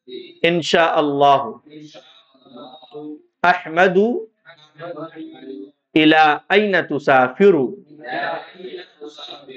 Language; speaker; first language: Arabic; non-native, fluent; Urdu